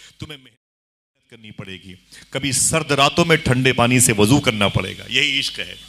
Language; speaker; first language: Hindi; native; Hindi